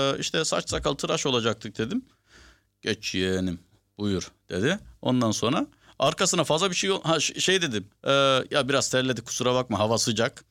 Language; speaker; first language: Turkish; early bilingual, heritage; Turkish